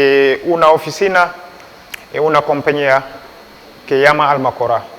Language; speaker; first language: Spanish; non-native, learner; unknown